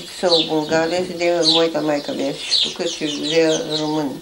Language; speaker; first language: Bulgarian; early bilingual, heritage; Bulgarian